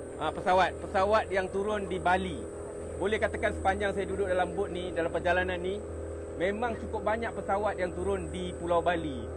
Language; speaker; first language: Malay; native; Malay